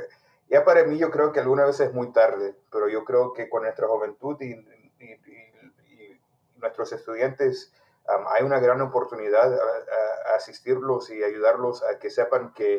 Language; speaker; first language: Spanish; early bilingual, heritage; Spanish